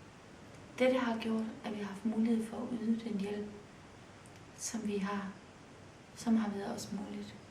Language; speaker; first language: Danish; early bilingual, other home language; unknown